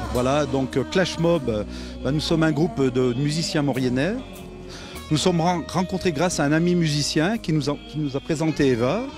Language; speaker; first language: French; native; French